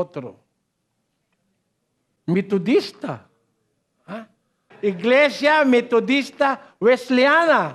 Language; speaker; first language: Portuguese; non-native, learner; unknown